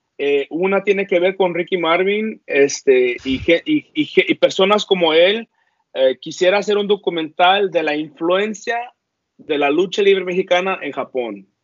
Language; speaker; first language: Spanish; early bilingual, heritage; Spanish